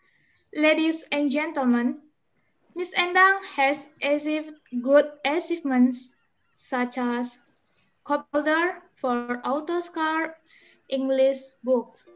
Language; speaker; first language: English; non-native, learner; Indonesian